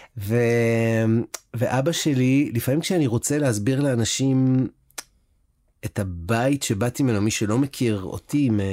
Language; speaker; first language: Hebrew; native; Hebrew